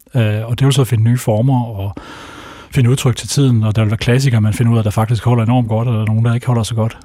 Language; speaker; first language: Danish; native; Danish